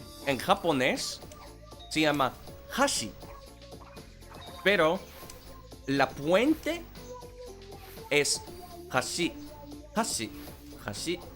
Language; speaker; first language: Spanish; non-native, fluent; English